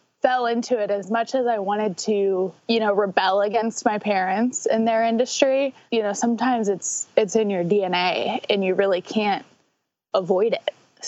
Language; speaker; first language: English; native; English